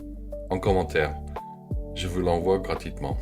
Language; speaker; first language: French; non-native, fluent; Korean